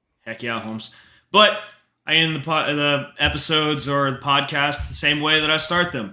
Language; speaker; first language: English; native; English